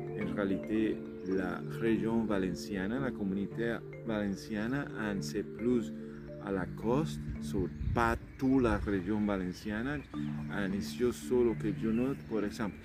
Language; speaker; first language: French; non-native, learner; Spanish